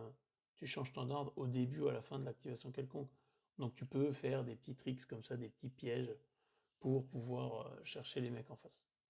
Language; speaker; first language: French; native; French